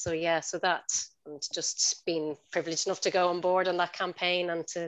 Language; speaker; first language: English; native; English